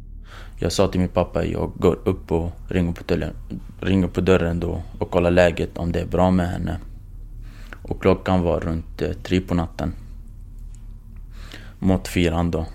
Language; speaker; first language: Swedish; non-native, fluent; Kurdish